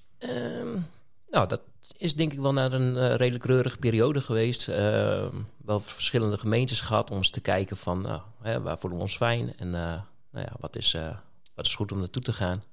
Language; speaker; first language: Dutch; native; Dutch